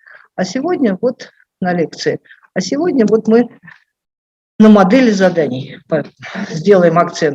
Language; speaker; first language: Russian; native; Russian